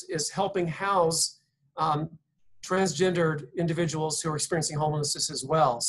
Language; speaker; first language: English; native; English